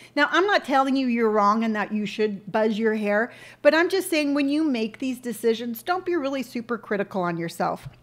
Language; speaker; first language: English; native; English